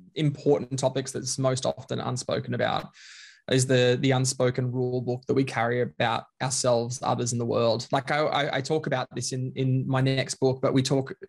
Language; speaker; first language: English; native; English